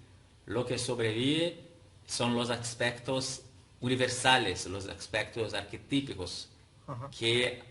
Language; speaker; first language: Spanish; non-native, fluent; Portuguese